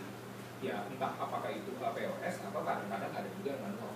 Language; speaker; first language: Indonesian; native; Indonesian